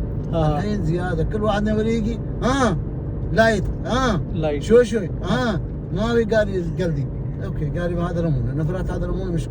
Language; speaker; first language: Arabic; non-native, learner; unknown